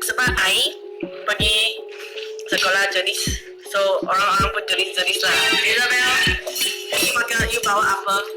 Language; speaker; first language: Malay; non-native, local second language; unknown